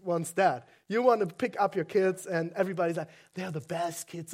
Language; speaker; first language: English; non-native, fluent; German